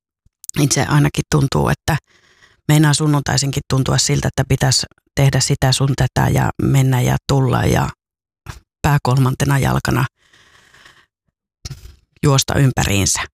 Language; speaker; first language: Finnish; native; Finnish